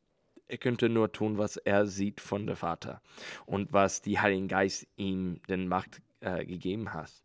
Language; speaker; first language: German; non-native, learner; English